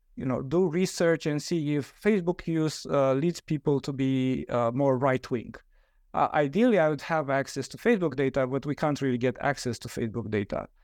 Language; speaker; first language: English; non-native, fluent; Romanian